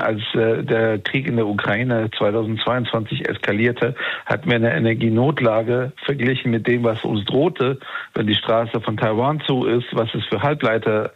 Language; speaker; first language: German; native; German